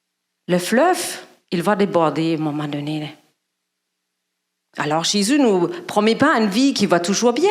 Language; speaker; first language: French; non-native, fluent; German